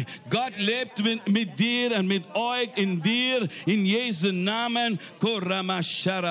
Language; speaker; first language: German; non-native, learner; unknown